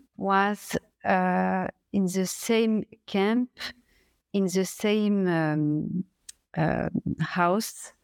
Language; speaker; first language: English; non-native, fluent; French